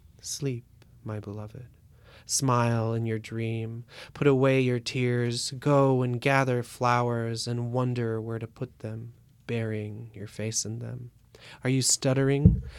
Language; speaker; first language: English; early bilingual, other home language; Russian